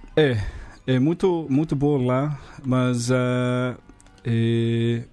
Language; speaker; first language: Portuguese; non-native, learner; English